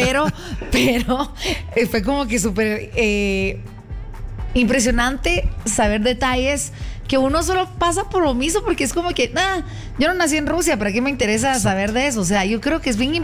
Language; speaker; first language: Spanish; native; Spanish